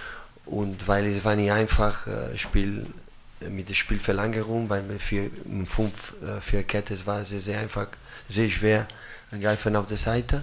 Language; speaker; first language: German; non-native, learner; Catalan